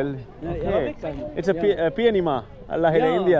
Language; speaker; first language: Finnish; non-native, learner; Sinhala